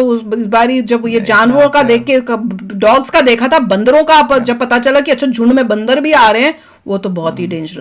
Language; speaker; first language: Hindi; native; Hindi